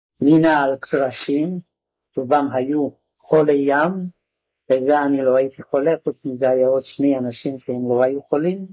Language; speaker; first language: Hebrew; non-native, fluent; Hungarian